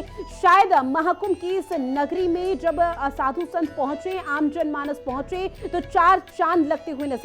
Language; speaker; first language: Hindi; native; Hindi